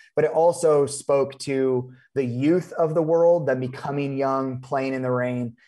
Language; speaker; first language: English; native; English